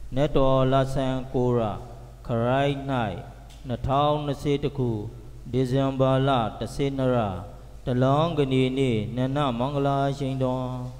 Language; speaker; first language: Burmese; native; Burmese